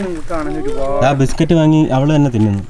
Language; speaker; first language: Malayalam; native; Malayalam